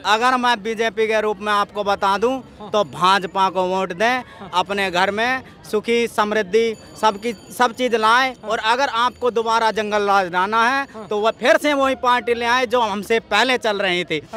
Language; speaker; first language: Hindi; native; Hindi